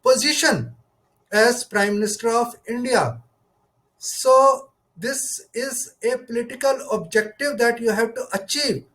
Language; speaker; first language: English; non-native, local second language; Punjabi